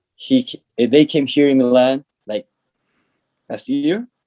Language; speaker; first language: English; non-native, learner; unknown